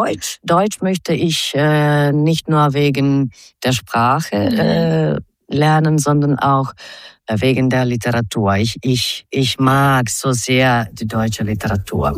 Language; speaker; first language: German; non-native, fluent; Croatian